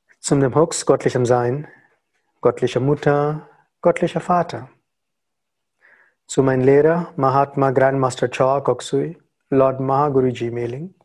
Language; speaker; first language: German; non-native, learner; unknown